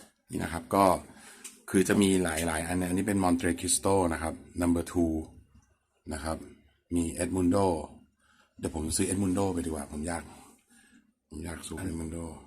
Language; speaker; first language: Thai; native; Thai